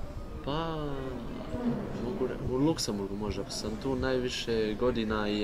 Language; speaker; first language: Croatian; early bilingual, heritage; Bosnian